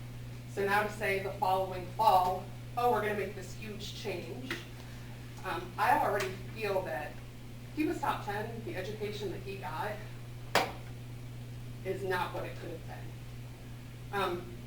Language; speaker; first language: English; native; English